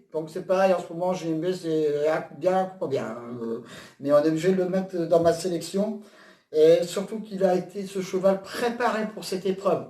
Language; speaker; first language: French; native; French